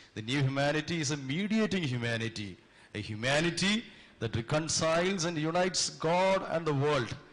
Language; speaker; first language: English; non-native, local second language; Malayalam